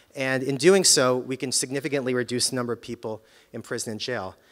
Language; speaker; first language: English; native; English